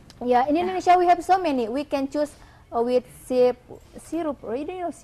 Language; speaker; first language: English; non-native, learner; Indonesian